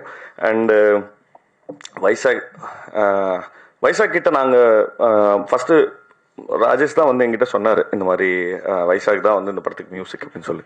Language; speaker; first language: Tamil; native; Tamil